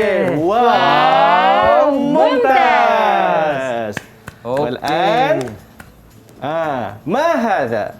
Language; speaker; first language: Arabic; non-native, fluent; Malay